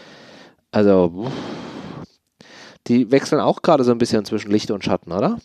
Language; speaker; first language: German; native; German